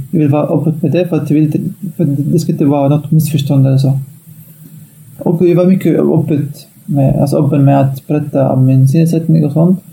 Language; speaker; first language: Swedish; non-native, fluent; Arabic